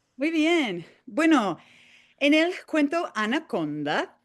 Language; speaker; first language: Spanish; non-native, fluent; English